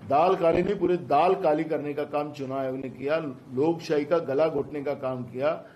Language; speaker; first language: Hindi; non-native, local second language; Marathi